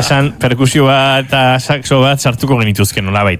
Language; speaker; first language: Basque; native; Basque